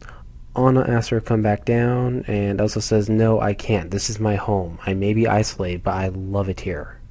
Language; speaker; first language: English; native; English